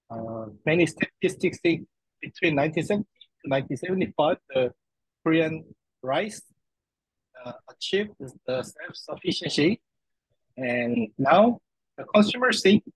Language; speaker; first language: English; non-native, fluent; Korean